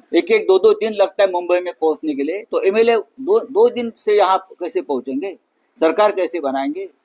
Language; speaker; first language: Hindi; non-native, local second language; Marathi